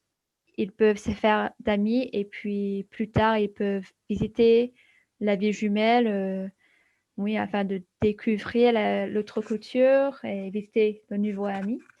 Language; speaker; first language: French; non-native, fluent; English